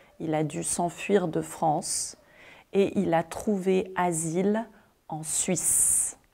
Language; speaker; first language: French; native; French